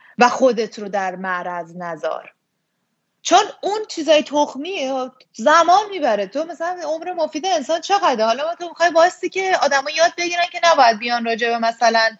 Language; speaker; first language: Persian; native; Persian